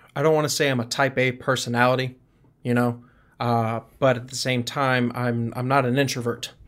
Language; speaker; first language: English; native; English